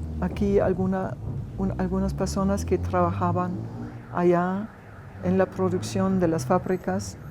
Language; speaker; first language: Spanish; non-native, fluent; German